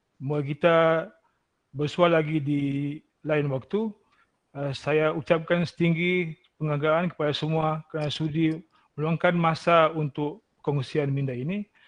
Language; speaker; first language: Malay; native; Malay